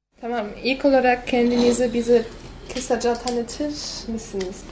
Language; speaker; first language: Turkish; non-native, learner; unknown